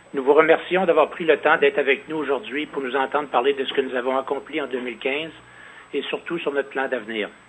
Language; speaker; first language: French; native; French